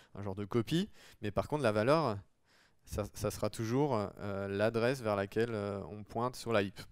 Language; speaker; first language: French; native; French